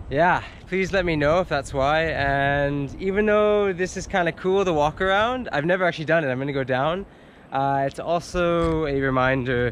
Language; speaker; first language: English; native; English